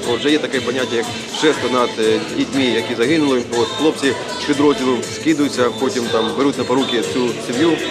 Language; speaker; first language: Ukrainian; native; Ukrainian